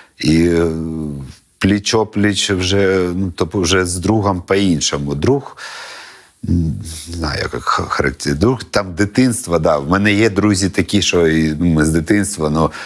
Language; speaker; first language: Ukrainian; non-native, local second language; Russian